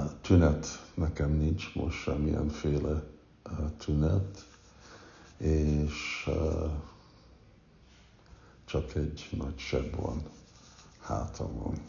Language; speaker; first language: Hungarian; early bilingual, heritage; Hungarian